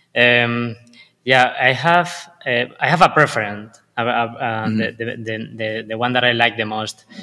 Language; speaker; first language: English; non-native, fluent; Spanish